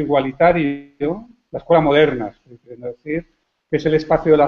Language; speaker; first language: Spanish; native; Spanish